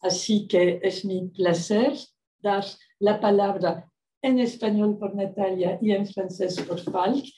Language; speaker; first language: Spanish; non-native, fluent; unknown